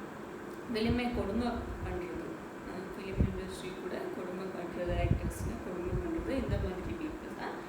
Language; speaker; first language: Tamil; non-native, learner; Malayalam